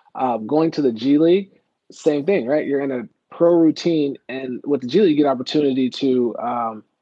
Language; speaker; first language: English; native; English